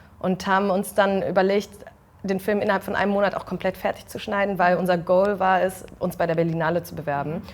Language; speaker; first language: German; early bilingual, other home language; Arabic